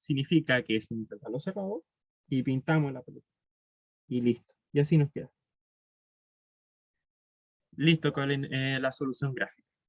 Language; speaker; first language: Spanish; native; Spanish